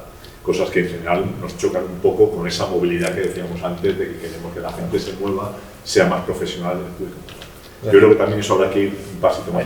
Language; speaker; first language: Spanish; native; Spanish